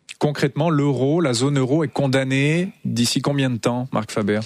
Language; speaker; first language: French; native; French